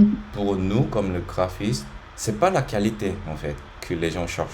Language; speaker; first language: French; native; French